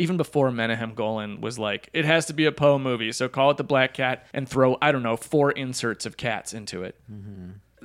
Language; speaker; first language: English; native; English